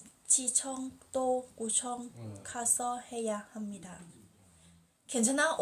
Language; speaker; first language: Korean; non-native, learner; Thai